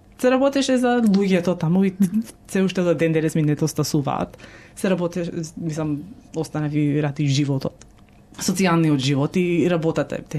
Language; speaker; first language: Macedonian; early bilingual, heritage; Macedonian